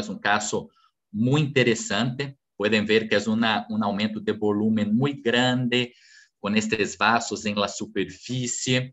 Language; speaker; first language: Spanish; non-native, fluent; Portuguese